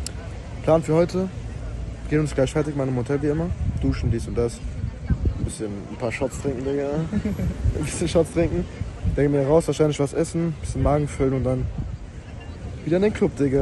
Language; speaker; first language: German; native; German